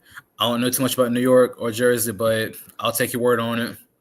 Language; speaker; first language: English; native; English